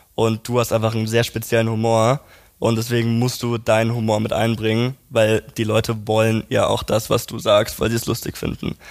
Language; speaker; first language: German; native; German